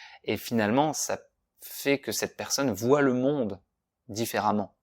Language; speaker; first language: French; native; French